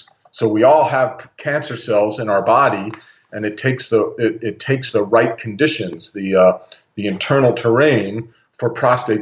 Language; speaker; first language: English; native; English